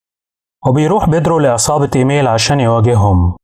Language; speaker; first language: Arabic; native; Arabic